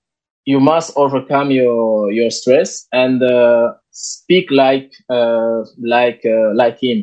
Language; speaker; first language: English; non-native, learner; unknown